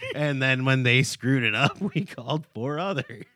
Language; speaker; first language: English; native; English